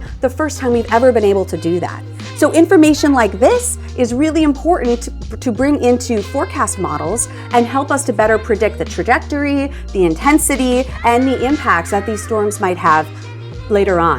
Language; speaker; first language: English; native; English